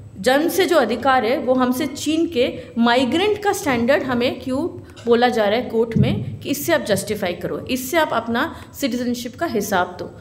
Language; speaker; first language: Hindi; non-native, local second language; Bangla